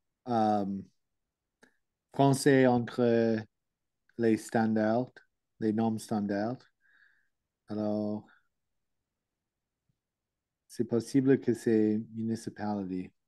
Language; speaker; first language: French; non-native, learner; English